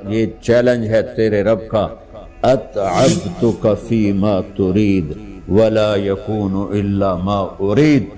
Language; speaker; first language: Urdu; non-native, local second language; Punjabi